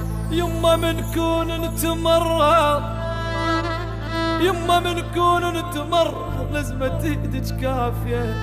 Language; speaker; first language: Arabic; native; Arabic